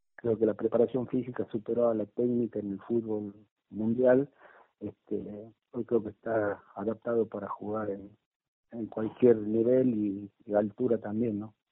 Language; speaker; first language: Spanish; native; Spanish